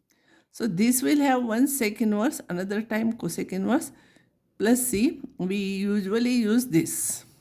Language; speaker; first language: English; non-native, local second language; Marathi